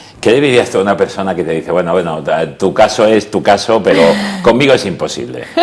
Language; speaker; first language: Spanish; native; Spanish